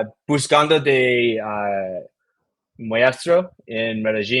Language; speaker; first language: Spanish; non-native, learner; English